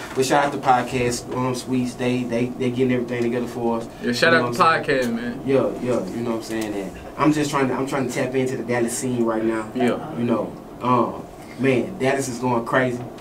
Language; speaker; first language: English; native; English